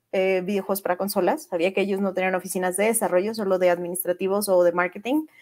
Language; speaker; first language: Spanish; native; Spanish